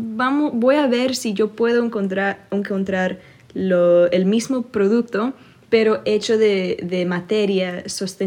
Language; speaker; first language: Spanish; early bilingual, other home language; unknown